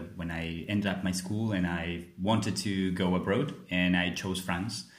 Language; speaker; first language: English; non-native, fluent; Spanish